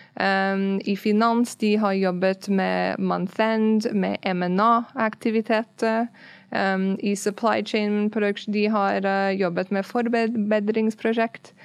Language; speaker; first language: Norwegian; non-native, fluent; English